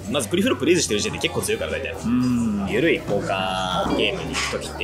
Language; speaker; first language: Japanese; native; Japanese